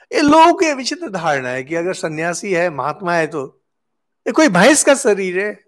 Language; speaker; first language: Hindi; non-native, local second language; Bangla